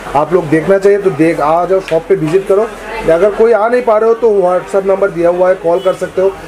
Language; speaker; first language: Hindi; non-native, local second language; Bangla